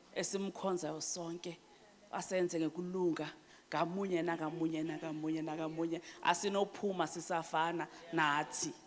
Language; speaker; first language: Zulu; non-native, local second language; Swati